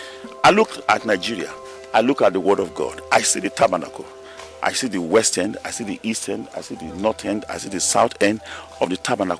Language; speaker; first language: English; non-native, local second language; Yoruba